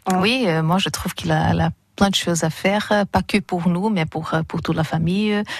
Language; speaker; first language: French; non-native, learner; Portuguese